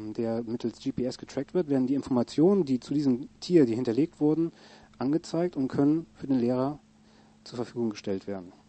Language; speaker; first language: German; native; German